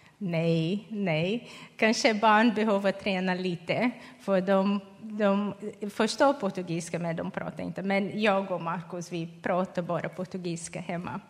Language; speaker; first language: Swedish; non-native, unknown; Portuguese